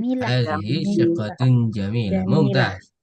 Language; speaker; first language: Arabic; non-native, local second language; Indonesian